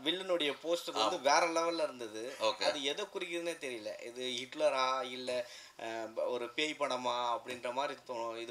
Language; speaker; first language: Tamil; native; Tamil